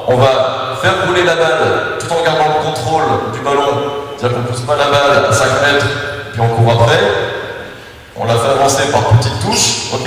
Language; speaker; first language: French; native; French